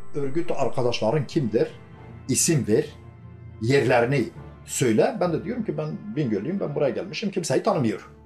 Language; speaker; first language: Turkish; non-native, local second language; Kurdish